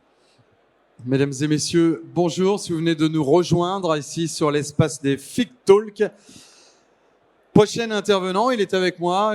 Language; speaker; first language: French; native; French